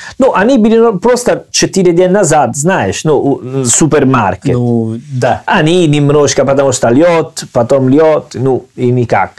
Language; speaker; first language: Russian; non-native, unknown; Italian